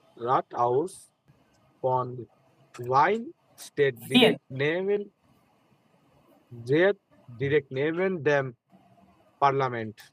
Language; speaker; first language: German; non-native, learner; Bangla